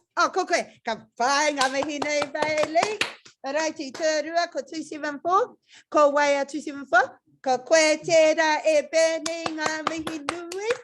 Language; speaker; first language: Māori; non-native, local second language; English